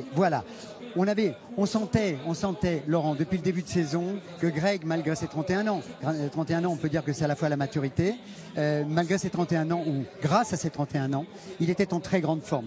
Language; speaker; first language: French; native; French